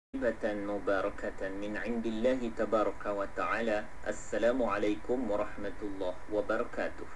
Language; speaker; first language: Arabic; non-native, fluent; Malay